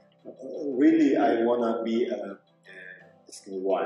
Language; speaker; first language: English; non-native, learner; Italian